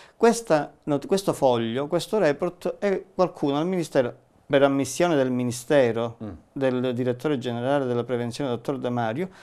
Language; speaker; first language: Italian; native; Italian